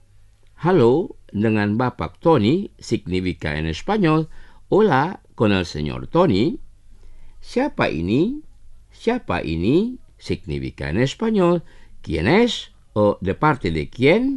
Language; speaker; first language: Spanish; non-native, fluent; Indonesian